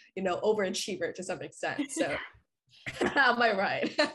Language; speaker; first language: English; non-native, fluent; Vietnamese